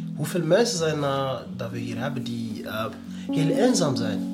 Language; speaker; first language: Dutch; non-native, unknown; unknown